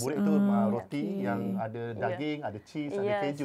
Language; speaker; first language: Malay; native; Malay